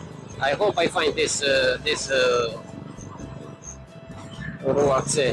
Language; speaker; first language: English; non-native, learner; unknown